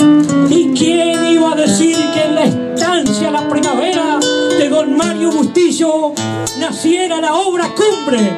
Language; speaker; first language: Spanish; native; Spanish